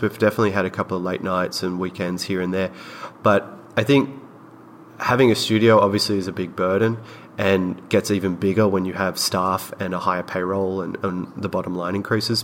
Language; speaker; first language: English; native; English